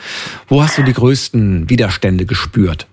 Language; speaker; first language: German; native; German